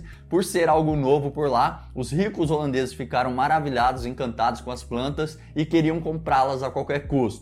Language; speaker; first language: Portuguese; native; Portuguese